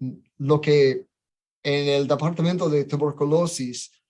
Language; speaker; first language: Spanish; non-native, fluent; English